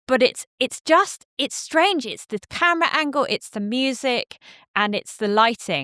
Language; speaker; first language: English; native; English